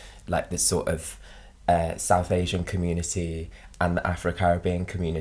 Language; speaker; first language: English; native; English